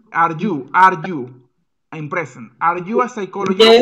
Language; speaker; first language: English; non-native, fluent; Spanish